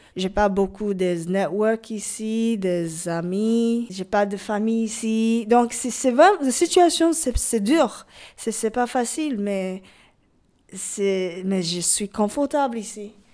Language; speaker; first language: French; non-native, learner; English